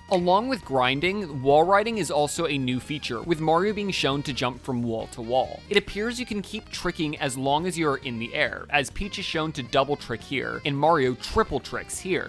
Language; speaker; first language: English; native; English